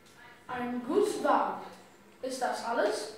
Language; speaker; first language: German; non-native, learner; English